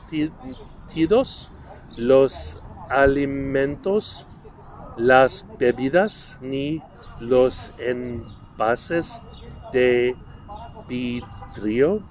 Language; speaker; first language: Spanish; non-native, learner; English